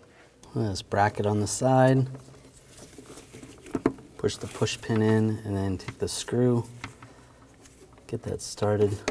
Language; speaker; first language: English; native; English